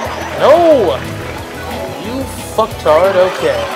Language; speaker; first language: English; native; English